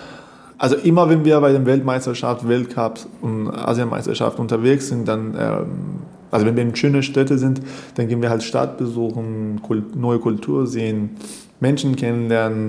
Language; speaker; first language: German; non-native, fluent; Persian